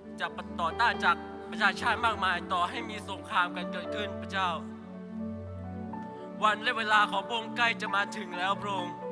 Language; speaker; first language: Thai; native; Thai